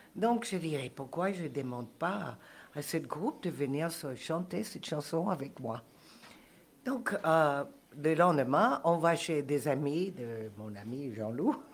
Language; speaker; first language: French; non-native, fluent; Spanish